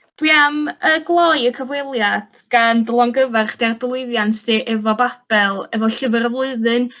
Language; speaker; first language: Welsh; native; Welsh